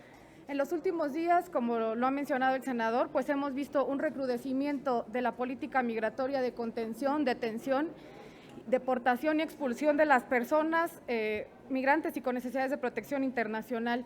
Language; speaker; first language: Spanish; native; Spanish